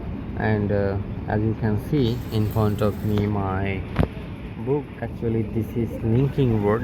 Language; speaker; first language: English; non-native, learner; Bangla